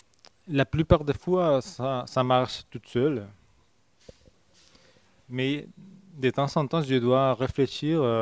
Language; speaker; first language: French; non-native, fluent; Spanish